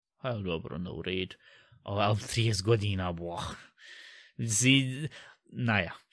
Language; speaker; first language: Bosnian; early bilingual, heritage; Bosnian